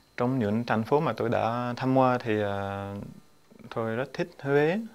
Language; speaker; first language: Vietnamese; non-native, learner; French